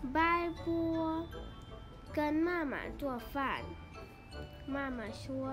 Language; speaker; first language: Chinese; non-native, learner; English